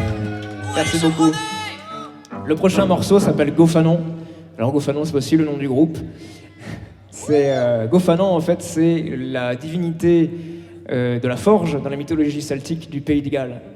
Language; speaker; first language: French; native; French